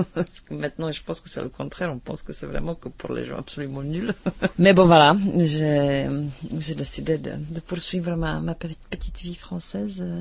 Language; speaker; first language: French; non-native, fluent; Czech